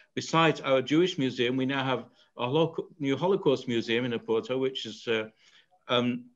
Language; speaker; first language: English; native; English